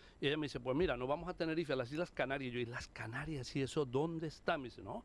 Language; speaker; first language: Spanish; native; Spanish